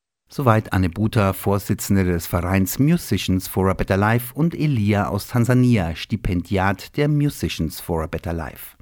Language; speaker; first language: German; native; German